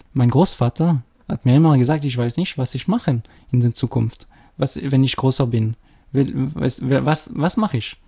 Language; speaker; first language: German; non-native, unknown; French